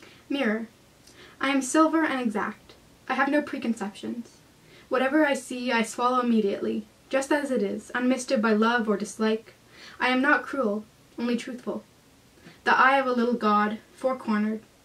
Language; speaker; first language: English; native; English